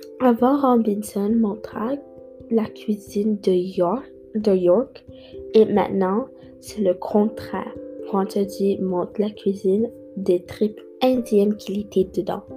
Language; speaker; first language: French; non-native, learner; English